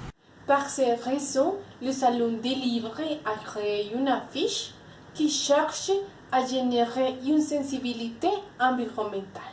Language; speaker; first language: French; non-native, learner; Spanish